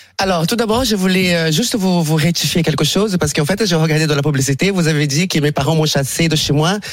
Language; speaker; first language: French; non-native, fluent; Portuguese